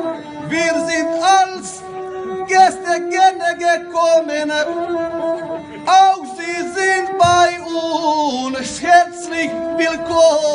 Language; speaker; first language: German; non-native, learner; Croatian